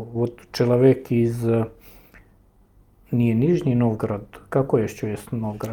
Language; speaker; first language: Russian; non-native, fluent; Serbian